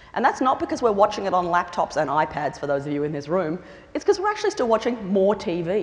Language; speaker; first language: English; native; English